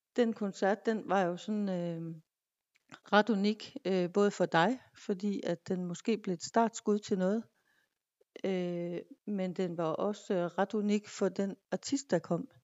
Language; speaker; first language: Danish; native; Danish